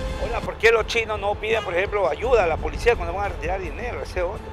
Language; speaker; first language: Spanish; native; Spanish